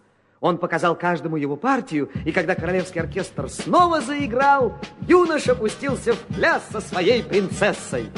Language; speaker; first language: Russian; native; Russian